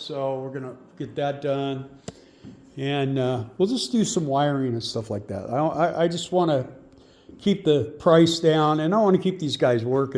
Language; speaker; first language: English; native; English